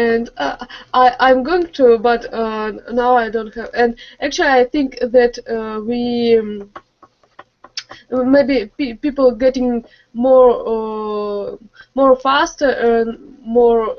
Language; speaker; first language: English; non-native, learner; Russian